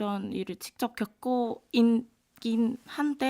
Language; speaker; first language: Korean; non-native, fluent; Cantonese